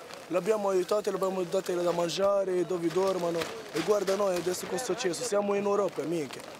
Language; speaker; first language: Italian; non-native, learner; Arabic